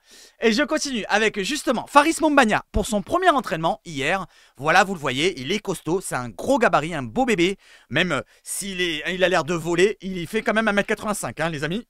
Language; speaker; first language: French; native; French